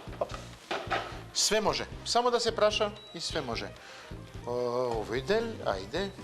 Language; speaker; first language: Macedonian; non-native, fluent; French